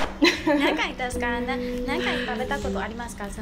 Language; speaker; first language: Japanese; non-native, learner; Burmese